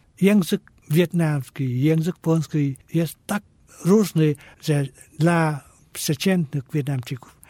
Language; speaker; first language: Polish; non-native, fluent; Vietnamese